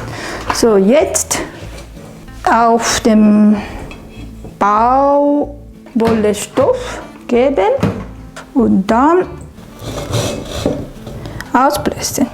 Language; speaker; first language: German; non-native, learner; Japanese